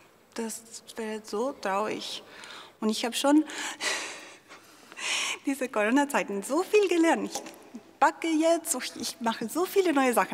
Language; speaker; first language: German; non-native, fluent; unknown